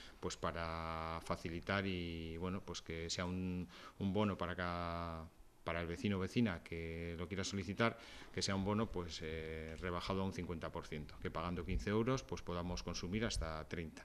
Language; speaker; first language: Spanish; native; Spanish